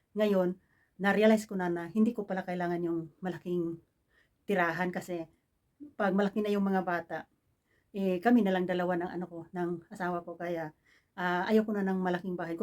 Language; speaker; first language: Filipino; non-native, local second language; Cebuano